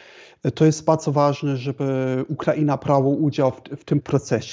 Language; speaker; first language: Polish; non-native, fluent; German